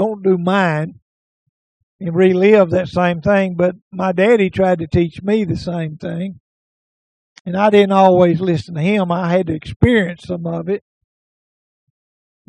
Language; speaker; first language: English; native; English